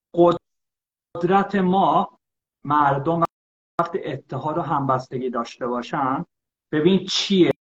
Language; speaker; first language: Persian; early bilingual, heritage; Persian